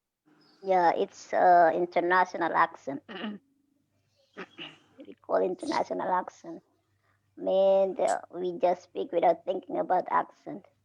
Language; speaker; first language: English; non-native, fluent; Indonesian